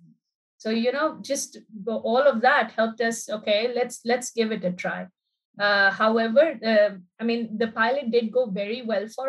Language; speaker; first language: English; non-native, local second language; Urdu